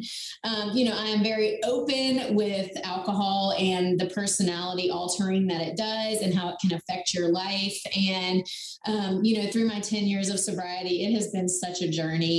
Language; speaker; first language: English; native; English